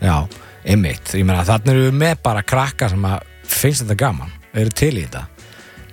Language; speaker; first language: Icelandic; native; Icelandic